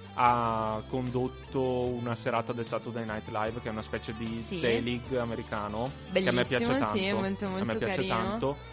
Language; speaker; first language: Italian; native; Italian